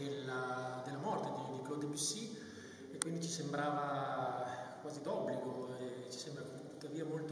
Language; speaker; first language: Italian; native; Italian